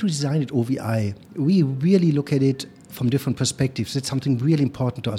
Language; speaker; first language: English; non-native, fluent; German